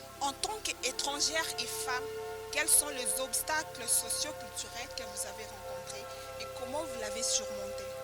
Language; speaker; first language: French; non-native, local second language; Lingala